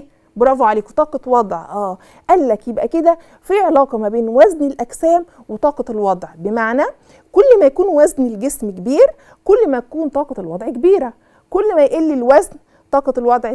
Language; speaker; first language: Arabic; native; Arabic